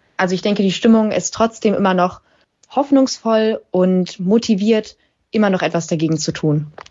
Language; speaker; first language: German; native; German